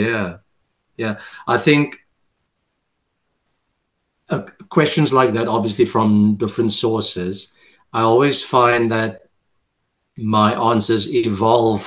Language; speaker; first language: English; non-native, local second language; Afrikaans